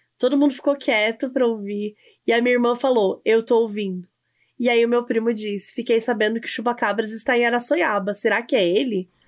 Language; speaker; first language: Portuguese; native; Portuguese